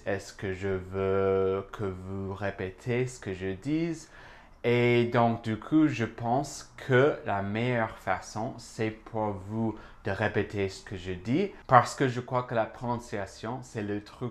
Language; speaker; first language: French; non-native, fluent; English